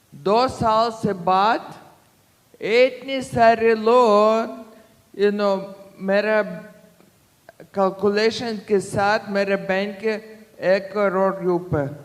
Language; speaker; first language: Hindi; non-native, learner; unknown